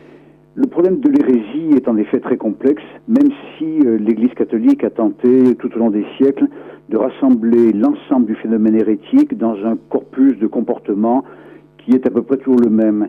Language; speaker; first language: French; native; French